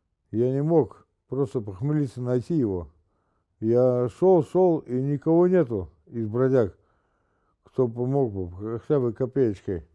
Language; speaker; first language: Russian; native; Russian